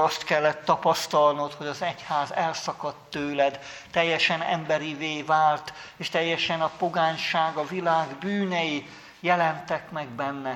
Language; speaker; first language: Hungarian; native; Hungarian